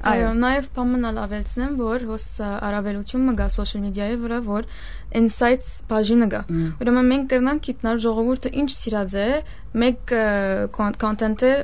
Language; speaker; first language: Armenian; early bilingual, heritage; Armenian